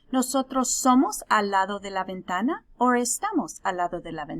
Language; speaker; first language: Spanish; non-native, fluent; English